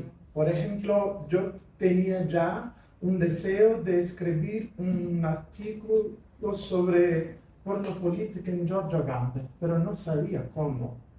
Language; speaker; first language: Spanish; non-native, fluent; Portuguese